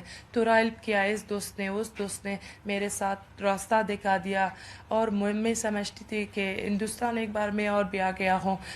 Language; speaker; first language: Hindi; non-native, learner; Persian